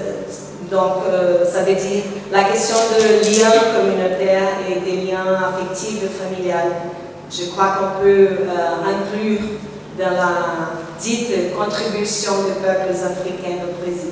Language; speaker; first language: French; non-native, fluent; Portuguese